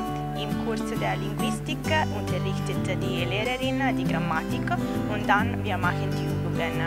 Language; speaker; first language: German; non-native, learner; Italian